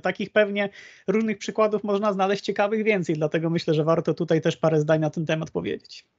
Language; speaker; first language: Polish; native; Polish